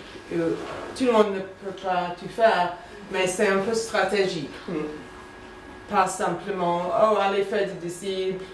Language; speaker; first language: French; non-native, fluent; English